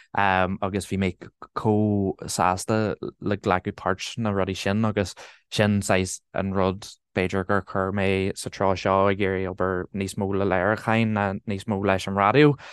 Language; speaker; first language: Irish; non-native, local second language; English